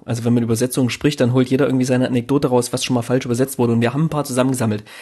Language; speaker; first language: German; native; German